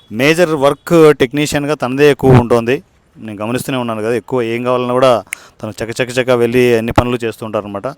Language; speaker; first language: Telugu; native; Telugu